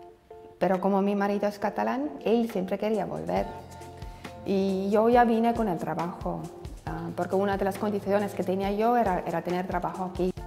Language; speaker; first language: Spanish; non-native, fluent; Estonian